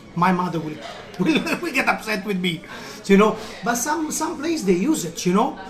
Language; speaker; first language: English; non-native, learner; Italian